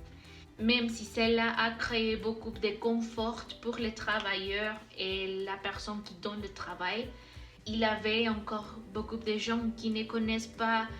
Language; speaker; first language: French; non-native, learner; Spanish